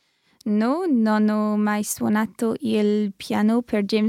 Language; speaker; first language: Italian; non-native, learner; English